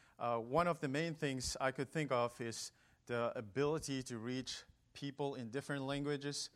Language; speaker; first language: English; non-native, local second language; Manipuri